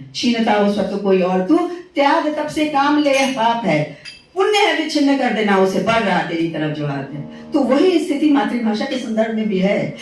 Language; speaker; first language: Hindi; non-native, local second language; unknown